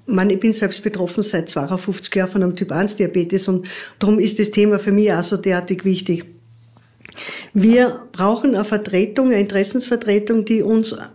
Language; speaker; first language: German; native; German